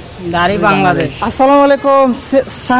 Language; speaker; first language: Indonesian; non-native, learner; Bangla